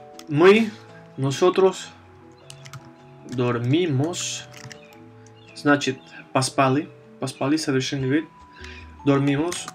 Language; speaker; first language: Russian; non-native, fluent; Spanish